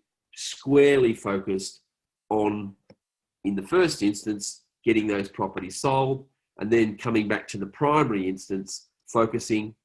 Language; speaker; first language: English; native; English